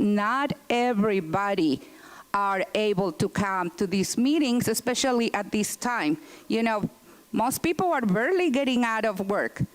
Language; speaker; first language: English; non-native, fluent; Spanish